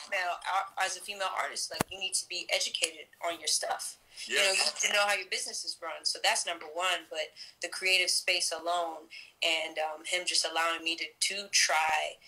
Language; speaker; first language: English; native; English